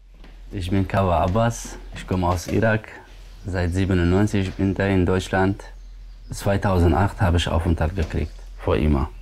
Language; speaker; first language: German; non-native, learner; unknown